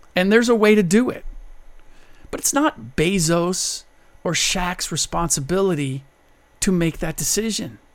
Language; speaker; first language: English; early bilingual, other home language; German